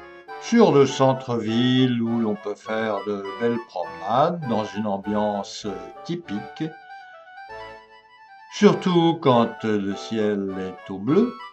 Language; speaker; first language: French; native; French